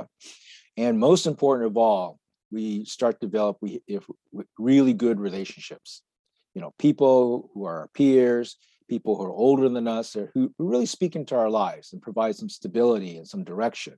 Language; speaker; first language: English; native; English